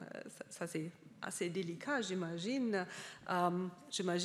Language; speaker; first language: French; non-native, fluent; German